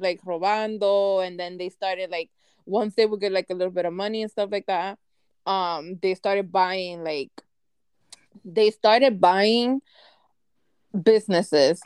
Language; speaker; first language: English; early bilingual, other home language; Spanish